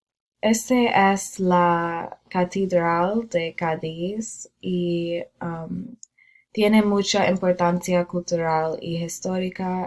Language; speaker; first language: Spanish; non-native, learner; English